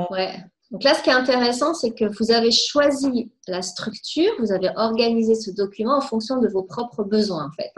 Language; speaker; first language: French; native; French